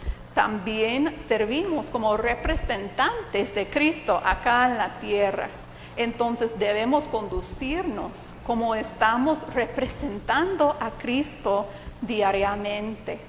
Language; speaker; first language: Spanish; non-native, fluent; English